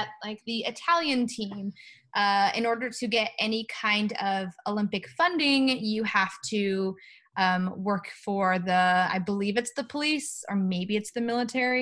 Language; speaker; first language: English; native; English